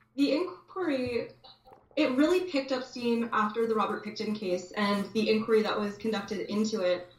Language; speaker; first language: English; native; English